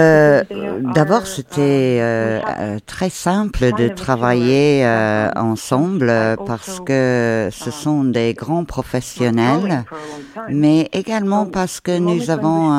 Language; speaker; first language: French; non-native, fluent; Ukrainian